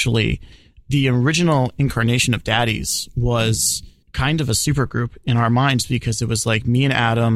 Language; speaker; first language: English; native; English